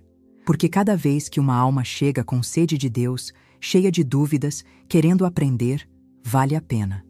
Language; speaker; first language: Portuguese; native; Portuguese